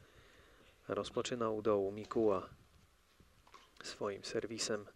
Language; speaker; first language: Polish; native; Polish